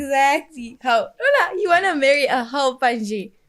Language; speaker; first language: English; non-native, local second language; Swati